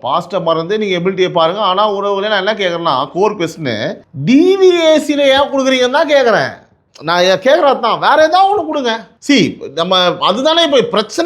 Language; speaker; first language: Tamil; native; Tamil